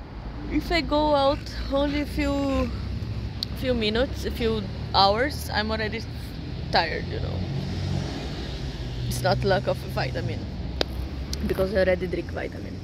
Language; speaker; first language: English; non-native, learner; Portuguese